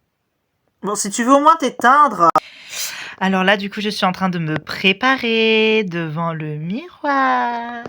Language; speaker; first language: French; native; French